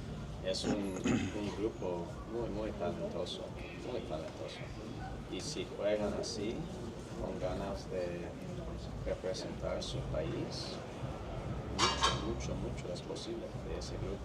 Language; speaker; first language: Spanish; non-native, fluent; English